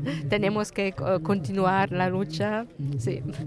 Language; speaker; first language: Spanish; non-native, fluent; German